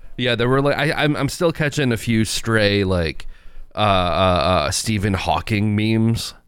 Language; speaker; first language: English; native; English